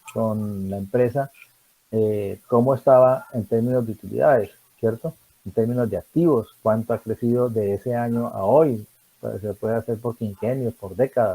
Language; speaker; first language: Spanish; native; Spanish